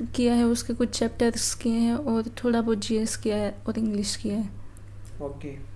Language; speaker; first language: Hindi; native; Hindi